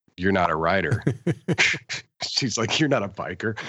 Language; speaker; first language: English; native; English